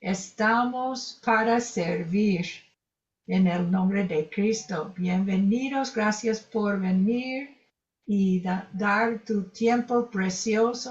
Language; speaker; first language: Spanish; non-native, fluent; English